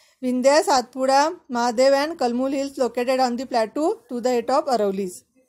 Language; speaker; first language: English; non-native, local second language; Marathi